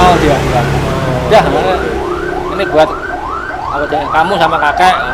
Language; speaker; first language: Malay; non-native, local second language; Javanese